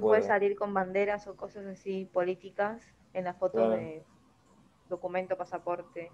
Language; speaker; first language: Spanish; native; Spanish